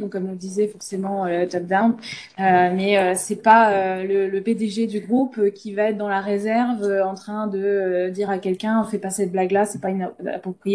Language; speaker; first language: French; native; French